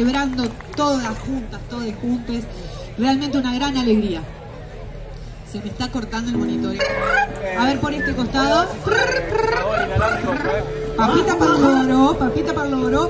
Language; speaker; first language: Spanish; native; Spanish